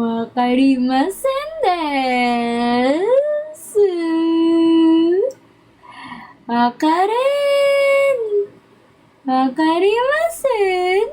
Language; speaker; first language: Japanese; non-native, learner; Filipino